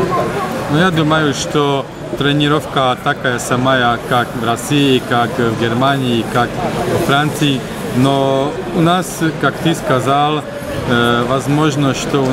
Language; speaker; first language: Russian; non-native, learner; Slovak